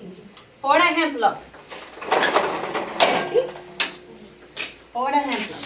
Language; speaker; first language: Spanish; non-native, learner; English